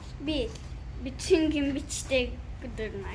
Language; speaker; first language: Turkish; early bilingual, heritage; Turkish